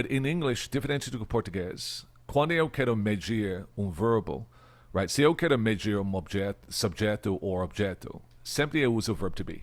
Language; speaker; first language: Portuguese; non-native, fluent; English